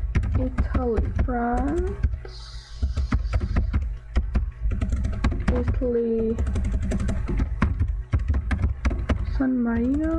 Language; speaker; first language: English; non-native, learner; Turkish